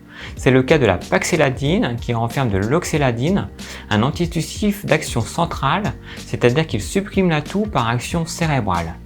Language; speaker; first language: French; native; French